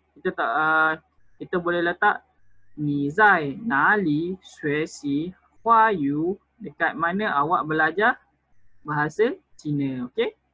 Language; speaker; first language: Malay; native; Malay